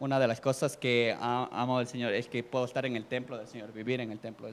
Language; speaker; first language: Spanish; native; Spanish